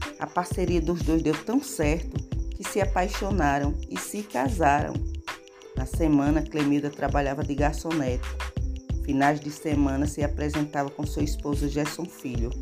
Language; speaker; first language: Portuguese; native; Portuguese